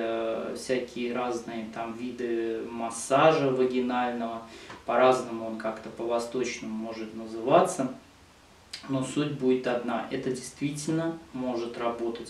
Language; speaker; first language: Russian; native; Russian